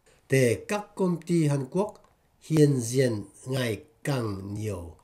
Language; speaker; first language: Vietnamese; non-native, fluent; Korean